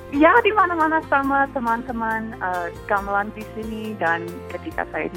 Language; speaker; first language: Indonesian; non-native, fluent; English